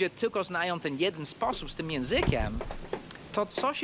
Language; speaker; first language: Polish; early bilingual, heritage; Polish